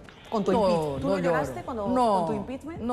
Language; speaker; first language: Spanish; native; Spanish